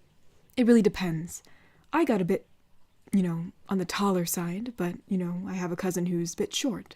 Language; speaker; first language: English; native; English